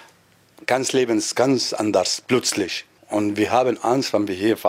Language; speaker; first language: German; non-native, learner; Arabic